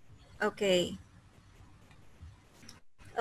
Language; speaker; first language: English; non-native, fluent; Indonesian